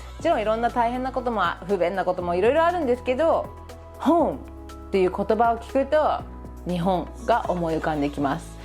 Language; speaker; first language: Japanese; early bilingual, other home language; English